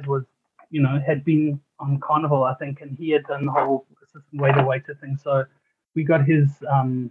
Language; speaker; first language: English; native; English